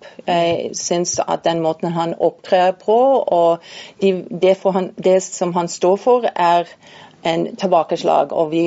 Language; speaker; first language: Norwegian; non-native, fluent; English